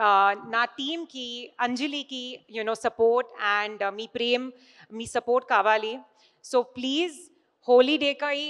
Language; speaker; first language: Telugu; non-native, learner; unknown